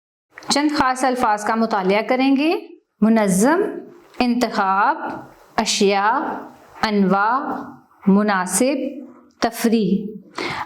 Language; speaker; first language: Urdu; native; Urdu